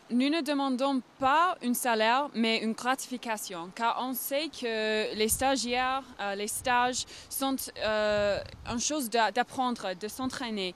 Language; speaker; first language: French; non-native, fluent; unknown